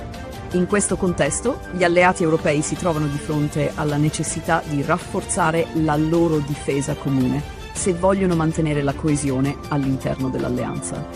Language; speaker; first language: Italian; native; Italian